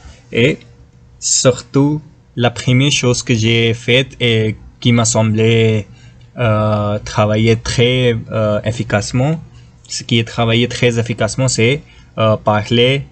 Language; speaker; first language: French; non-native, fluent; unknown